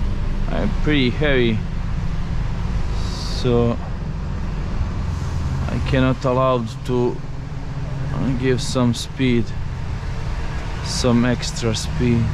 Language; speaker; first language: English; non-native, fluent; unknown